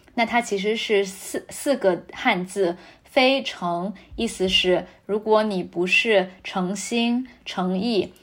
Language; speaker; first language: Chinese; native; Chinese